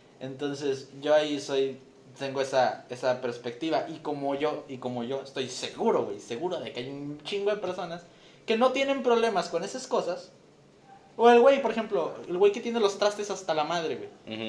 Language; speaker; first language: Spanish; native; Spanish